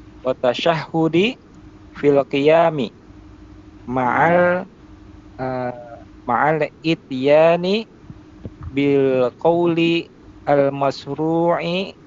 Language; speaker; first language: Arabic; non-native, learner; Indonesian